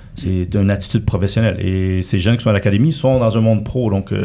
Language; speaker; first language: French; native; French